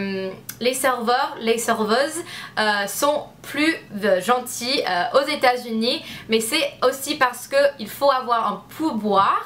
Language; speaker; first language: French; non-native, learner; English